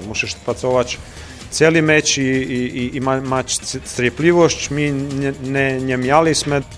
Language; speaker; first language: Polish; non-native, learner; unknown